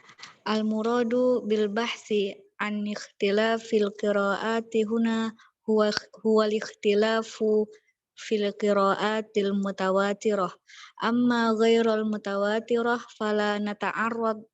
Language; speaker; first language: Arabic; non-native, learner; Indonesian